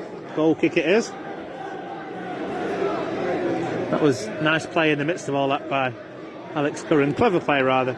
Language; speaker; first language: English; native; English